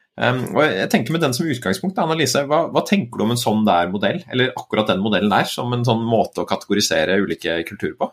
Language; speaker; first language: Norwegian; native; Norwegian